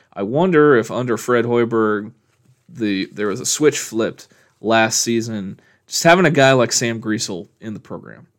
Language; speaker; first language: English; native; English